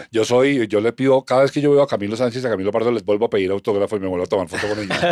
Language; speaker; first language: Spanish; native; Spanish